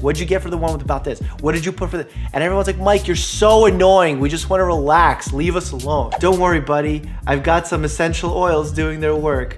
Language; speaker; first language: English; native; English